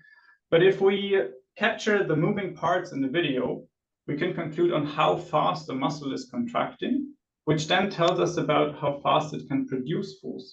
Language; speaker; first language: English; non-native, fluent; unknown